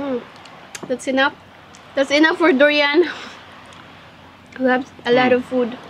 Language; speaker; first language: English; non-native, learner; Cebuano